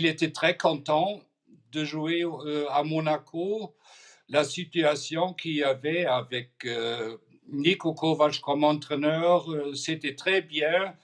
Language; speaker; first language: French; non-native, fluent; German